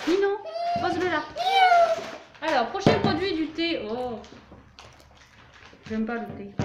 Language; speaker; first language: French; native; French